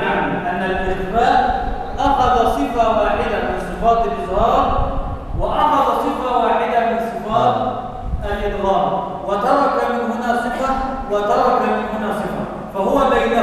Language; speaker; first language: Arabic; native; Arabic